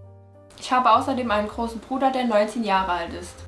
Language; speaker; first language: German; native; German